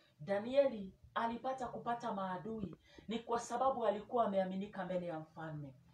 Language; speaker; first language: Swahili; non-native, local second language; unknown